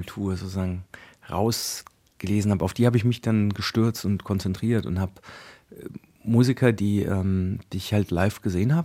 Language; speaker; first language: German; native; German